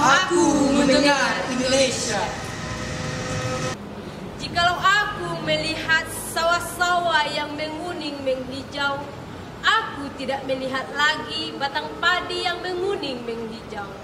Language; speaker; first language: Indonesian; non-native, local second language; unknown